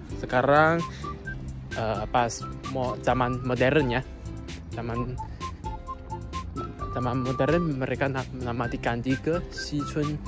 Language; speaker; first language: Indonesian; non-native, fluent; Chinese